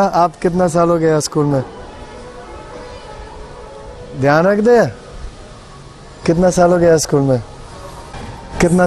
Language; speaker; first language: Hindi; non-native, learner; English